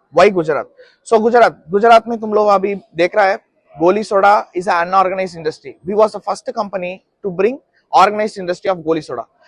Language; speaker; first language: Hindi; non-native, local second language; Tamil